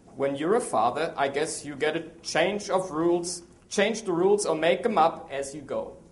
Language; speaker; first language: English; non-native, fluent; German